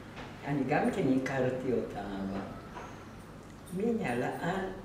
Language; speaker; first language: Hebrew; non-native, fluent; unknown